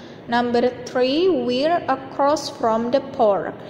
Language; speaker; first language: English; non-native, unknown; Indonesian